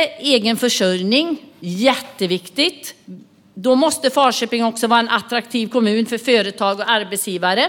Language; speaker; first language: Swedish; native; Swedish